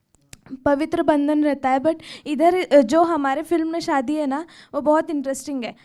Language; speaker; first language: Hindi; non-native, local second language; Marathi